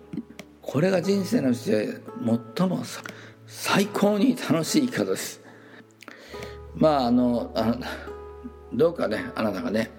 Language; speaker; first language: Japanese; native; Japanese